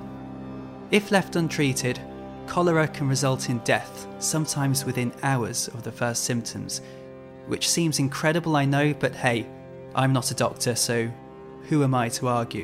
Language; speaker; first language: English; native; English